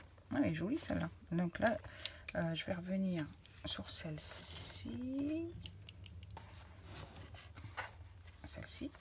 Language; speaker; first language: French; native; French